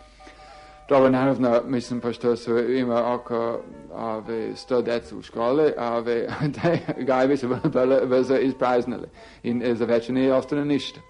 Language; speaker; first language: Serbian; non-native, fluent; English